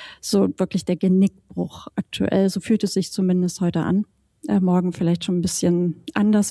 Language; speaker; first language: German; native; German